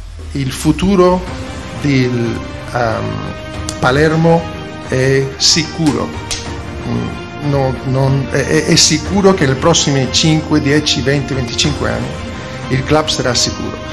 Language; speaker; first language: Italian; non-native, fluent; Spanish